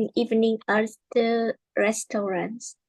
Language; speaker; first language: English; non-native, learner; Vietnamese